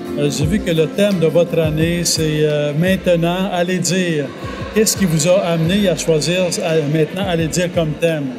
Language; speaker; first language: French; native; French